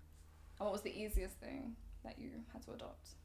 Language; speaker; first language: English; native; English